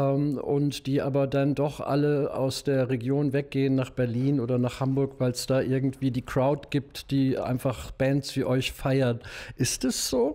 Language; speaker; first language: German; native; German